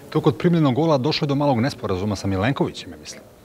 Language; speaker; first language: Serbian; native; Serbian